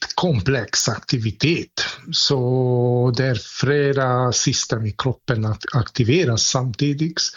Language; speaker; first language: Swedish; non-native, fluent; Hungarian